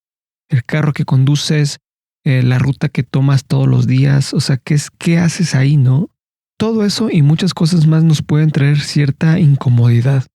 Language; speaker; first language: Spanish; native; Spanish